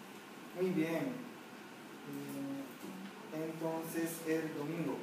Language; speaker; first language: Spanish; non-native, learner; Japanese